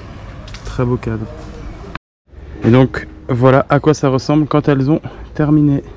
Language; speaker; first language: French; native; French